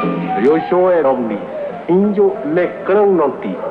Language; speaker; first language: Portuguese; non-native, local second language; Kayapó